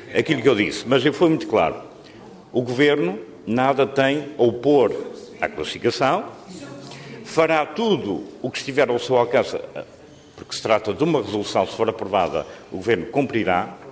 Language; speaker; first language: Portuguese; native; Portuguese